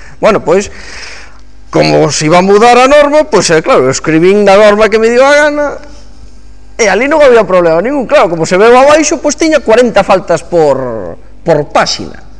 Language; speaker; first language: Galician; native; Galician